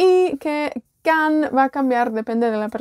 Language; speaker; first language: Spanish; non-native, fluent; Welsh